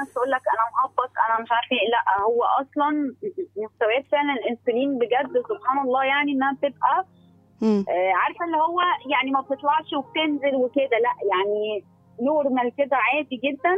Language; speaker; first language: Arabic; native; Arabic